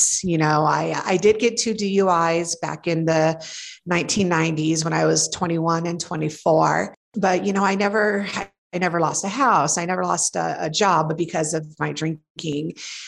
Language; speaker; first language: English; native; English